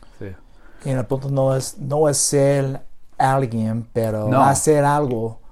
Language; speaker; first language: Spanish; non-native, learner; English